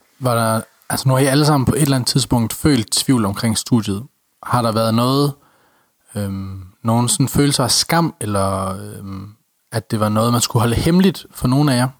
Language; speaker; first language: Danish; native; Danish